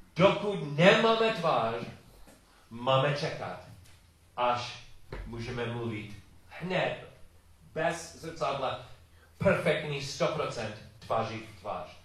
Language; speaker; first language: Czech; non-native, learner; English